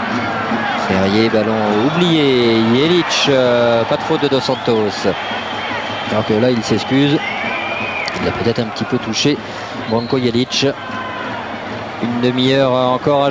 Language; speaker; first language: French; native; French